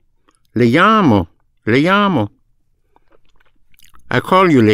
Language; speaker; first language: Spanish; non-native, fluent; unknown